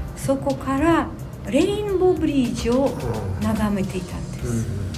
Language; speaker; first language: Japanese; non-native, fluent; Ukrainian